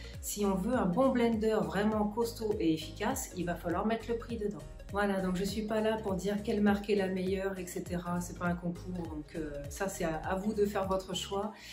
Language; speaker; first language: French; native; French